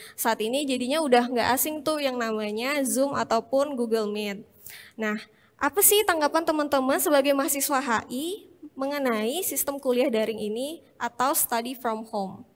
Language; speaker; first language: Indonesian; native; Indonesian